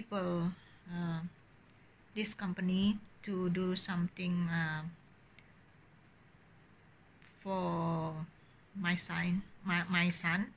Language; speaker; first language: English; non-native, learner; Indonesian